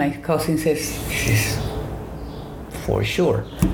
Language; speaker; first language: English; non-native, fluent; Spanish